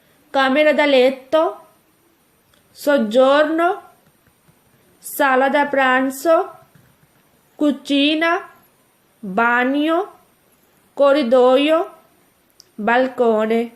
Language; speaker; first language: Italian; non-native, fluent; Urdu